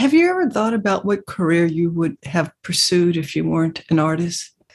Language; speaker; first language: English; native; English